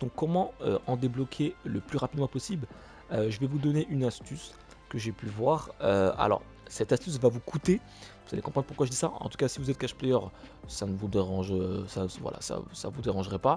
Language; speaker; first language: French; native; French